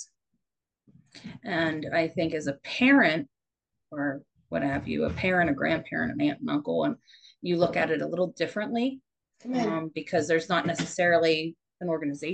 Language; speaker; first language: English; native; English